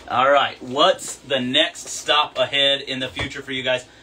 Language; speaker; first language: English; native; English